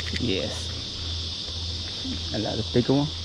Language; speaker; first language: English; non-native, learner; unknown